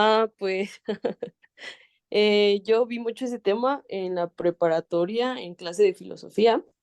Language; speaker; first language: Spanish; native; Spanish